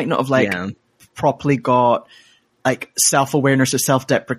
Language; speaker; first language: English; native; English